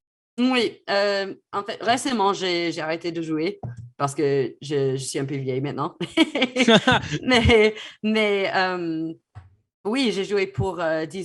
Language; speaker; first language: French; non-native, fluent; English